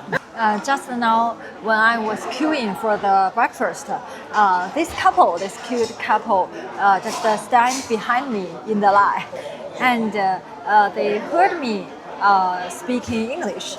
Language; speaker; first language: English; non-native, fluent; Chinese